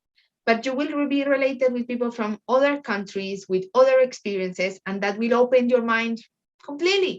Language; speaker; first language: English; non-native, fluent; Spanish